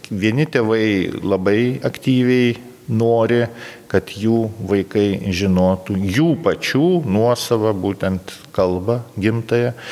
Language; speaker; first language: Lithuanian; native; Lithuanian